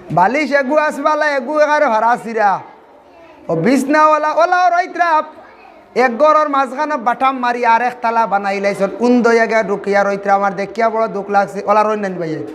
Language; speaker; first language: Bangla; native; Bangla